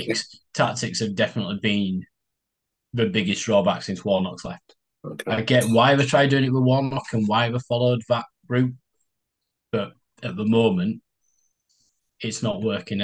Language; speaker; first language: English; native; English